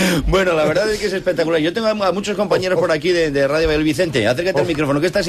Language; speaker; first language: Spanish; native; Spanish